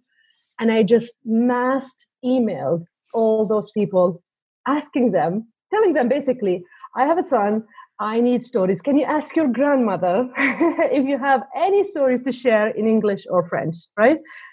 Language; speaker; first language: English; native; English